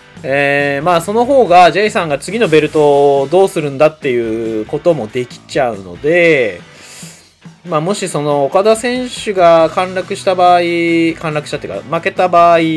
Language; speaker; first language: Japanese; native; Japanese